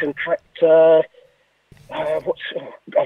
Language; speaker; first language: English; native; English